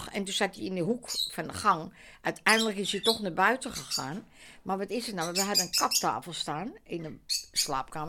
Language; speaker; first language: Dutch; native; Dutch